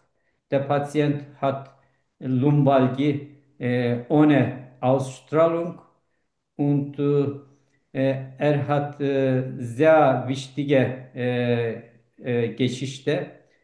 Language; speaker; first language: German; non-native, learner; Turkish